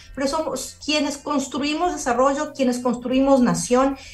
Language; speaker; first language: Spanish; native; Spanish